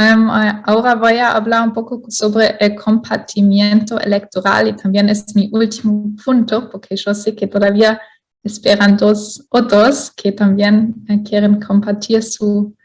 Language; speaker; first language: Spanish; non-native, fluent; German